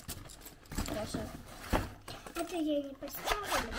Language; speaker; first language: Russian; early bilingual, heritage; Russian